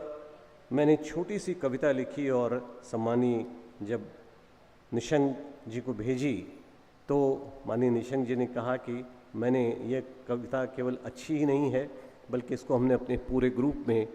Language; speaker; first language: Hindi; native; Hindi